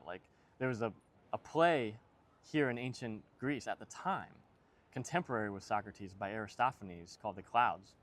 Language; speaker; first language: English; native; English